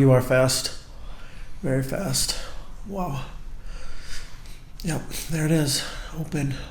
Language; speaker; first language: English; native; English